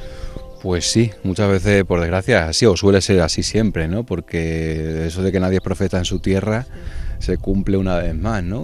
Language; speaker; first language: Spanish; native; Spanish